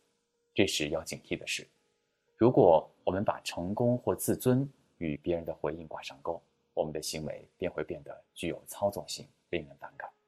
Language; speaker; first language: Chinese; native; Chinese